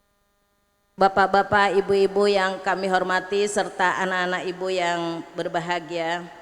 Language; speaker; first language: Indonesian; native; Indonesian